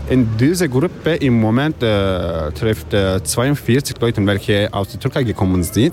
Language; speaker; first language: German; non-native, learner; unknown